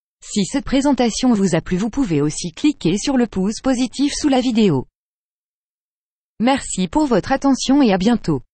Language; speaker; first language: French; native; French